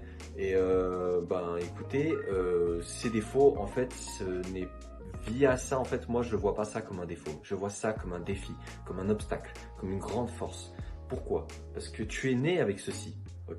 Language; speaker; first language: French; native; French